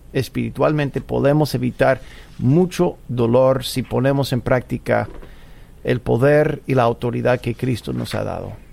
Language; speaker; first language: Spanish; non-native, fluent; English